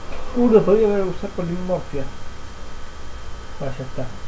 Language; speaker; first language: Spanish; native; Spanish